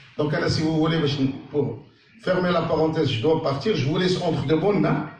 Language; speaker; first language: French; non-native, local second language; Arabic